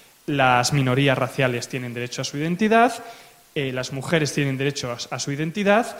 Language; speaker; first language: Spanish; native; Spanish